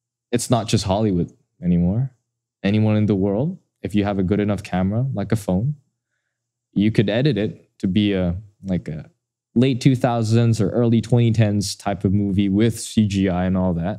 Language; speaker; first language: English; non-native, fluent; Indonesian